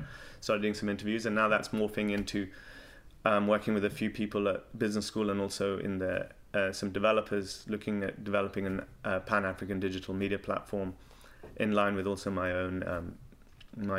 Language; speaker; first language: English; native; English